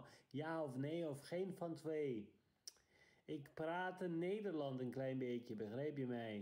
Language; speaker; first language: Dutch; non-native, learner; Italian